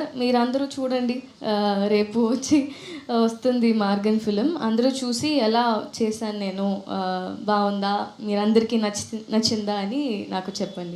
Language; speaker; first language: Telugu; non-native, fluent; Tamil